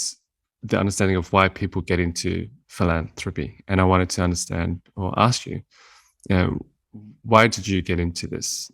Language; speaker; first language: English; native; English